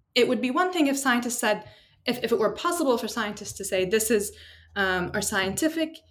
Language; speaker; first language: English; non-native, fluent; Turkish